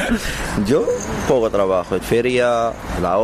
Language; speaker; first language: Spanish; non-native, learner; Arabic